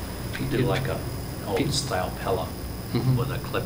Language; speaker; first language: English; native; English